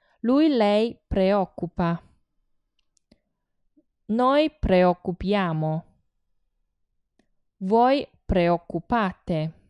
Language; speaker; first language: Italian; non-native, fluent; Chinese